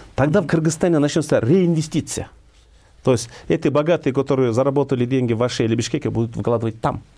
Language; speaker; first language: Russian; non-native, local second language; Kyrgyz